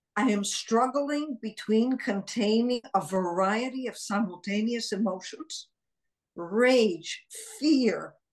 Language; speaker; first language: English; early bilingual, other home language; Hebrew